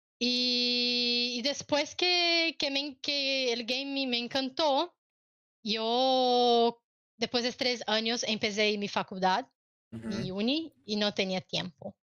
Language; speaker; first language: Spanish; non-native, learner; Portuguese